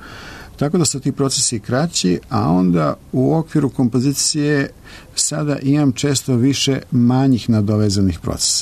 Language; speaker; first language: Serbian; native; Serbian